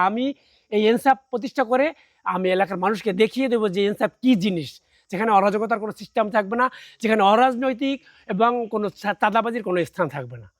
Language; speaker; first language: Bangla; native; Bangla